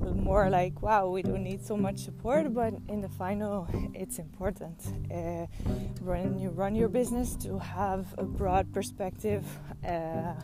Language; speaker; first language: English; non-native, fluent; Dutch